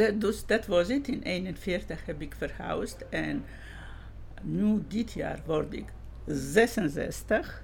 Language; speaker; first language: Dutch; non-native, fluent; Georgian